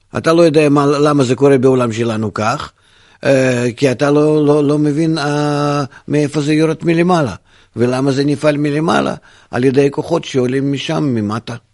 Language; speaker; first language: Hebrew; non-native, fluent; Russian